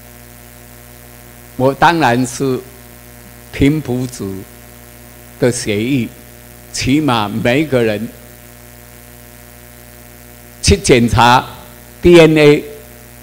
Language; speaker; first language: Chinese; non-native, local second language; Min Nan Chinese